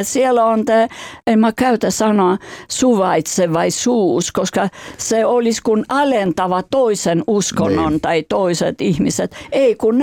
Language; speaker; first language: Finnish; non-native, fluent; Albanian